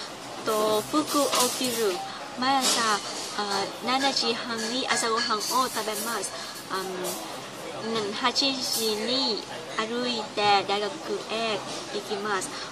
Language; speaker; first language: Japanese; non-native, learner; Cantonese